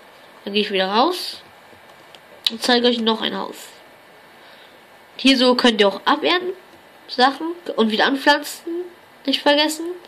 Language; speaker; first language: German; native; German